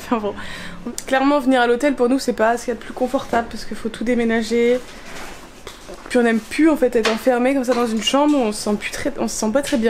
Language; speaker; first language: French; native; French